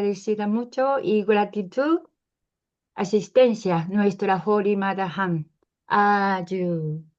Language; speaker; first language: Spanish; non-native, learner; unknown